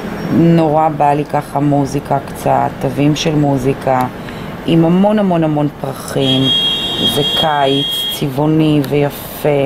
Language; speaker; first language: Hebrew; native; Hebrew